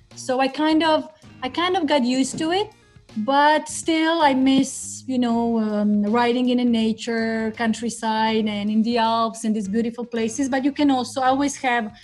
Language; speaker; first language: English; non-native, fluent; Croatian